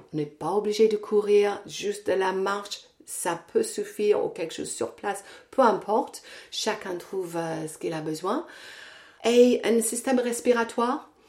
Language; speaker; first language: French; non-native, fluent; English